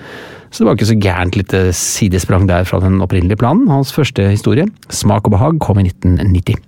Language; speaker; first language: Norwegian; native; Norwegian